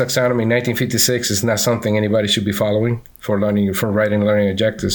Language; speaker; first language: English; non-native, fluent; Spanish